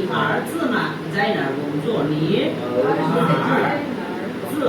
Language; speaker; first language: Chinese; non-native, fluent; Bangla